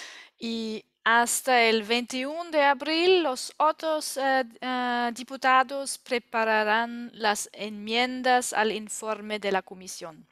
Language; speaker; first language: Spanish; non-native, learner; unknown